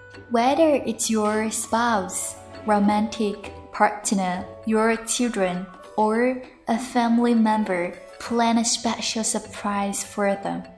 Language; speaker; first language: English; non-native, fluent; Chinese